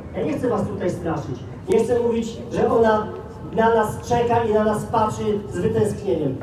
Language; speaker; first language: Polish; native; Polish